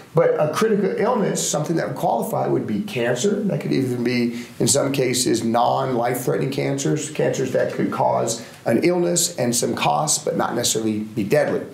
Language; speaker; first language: English; native; English